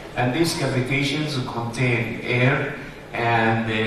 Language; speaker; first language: English; non-native, fluent; Arabic